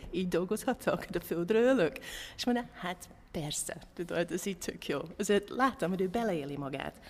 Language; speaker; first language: Hungarian; non-native, fluent; English